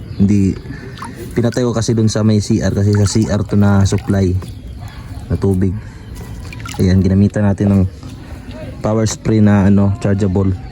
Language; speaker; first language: Filipino; native; Filipino